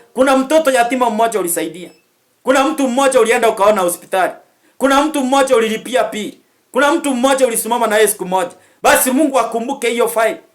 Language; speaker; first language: Swahili; native; Swahili